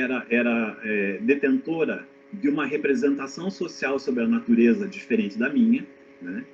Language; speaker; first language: Portuguese; native; Portuguese